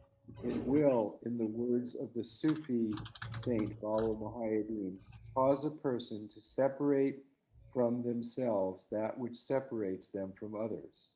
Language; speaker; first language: English; native; English